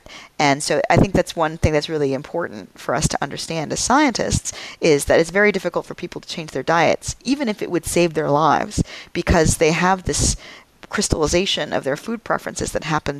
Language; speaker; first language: English; native; English